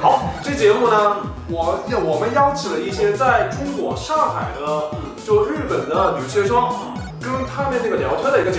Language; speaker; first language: Chinese; non-native, fluent; Japanese